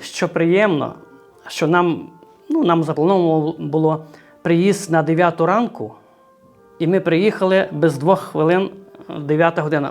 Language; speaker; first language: Ukrainian; native; Ukrainian